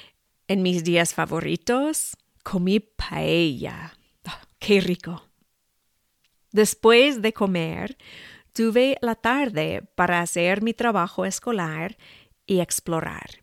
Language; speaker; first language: Spanish; non-native, fluent; English